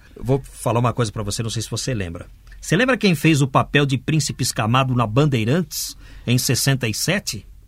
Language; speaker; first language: Portuguese; native; Portuguese